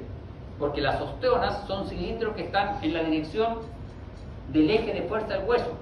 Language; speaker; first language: Spanish; native; Spanish